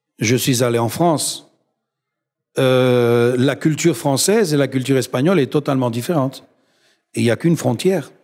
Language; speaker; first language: French; non-native, fluent; Spanish